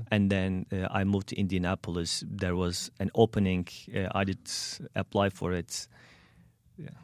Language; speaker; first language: English; non-native, fluent; Turkish